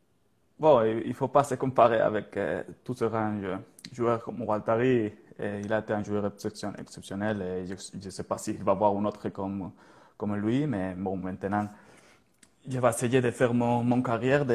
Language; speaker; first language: French; non-native, learner; Spanish